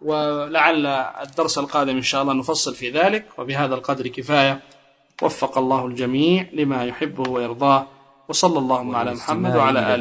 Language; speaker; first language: Arabic; native; Arabic